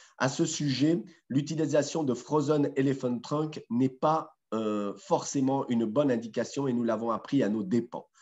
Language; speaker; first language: French; native; French